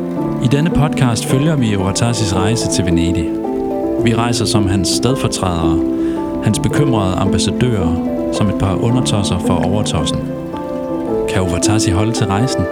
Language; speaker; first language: Danish; native; Danish